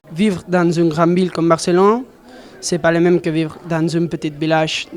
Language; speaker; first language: French; non-native, learner; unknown